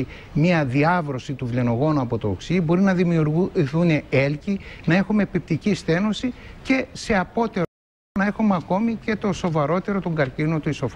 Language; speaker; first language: Greek; native; Greek